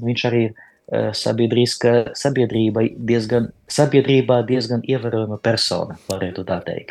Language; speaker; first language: Latvian; native; Latvian